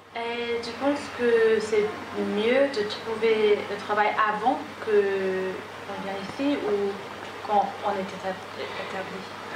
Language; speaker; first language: French; non-native, learner; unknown